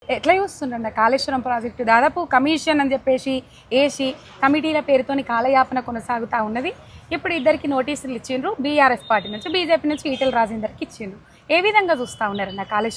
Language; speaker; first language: Telugu; native; Telugu